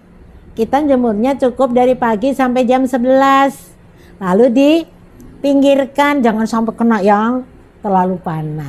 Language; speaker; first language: Indonesian; native; Indonesian